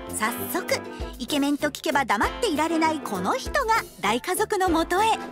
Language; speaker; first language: Japanese; native; Japanese